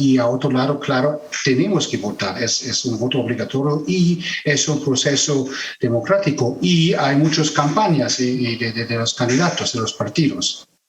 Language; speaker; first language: Spanish; non-native, fluent; German